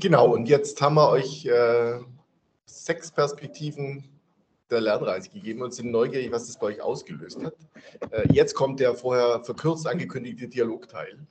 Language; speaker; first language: German; native; German